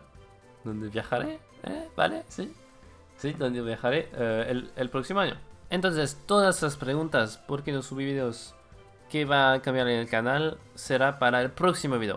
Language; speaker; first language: Spanish; non-native, fluent; French